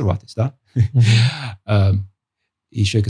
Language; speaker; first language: Ukrainian; non-native, fluent; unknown